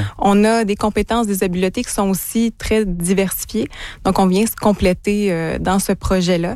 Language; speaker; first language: French; native; French